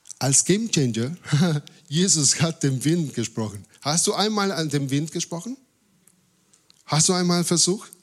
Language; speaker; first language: German; non-native, fluent; Spanish